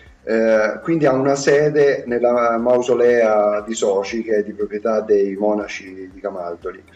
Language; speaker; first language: Italian; native; Italian